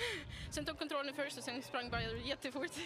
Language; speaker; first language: Swedish; non-native, fluent; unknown